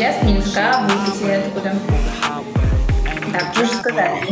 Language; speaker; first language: Russian; native; Russian